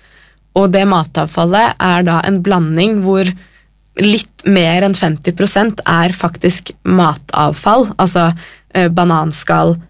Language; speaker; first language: Norwegian; native; Norwegian